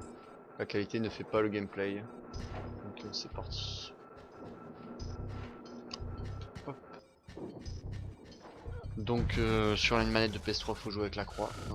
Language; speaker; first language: French; native; French